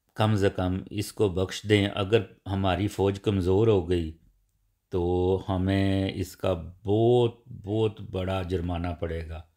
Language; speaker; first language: Urdu; non-native, local second language; Punjabi